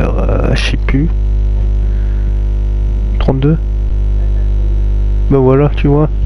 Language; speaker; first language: French; native; French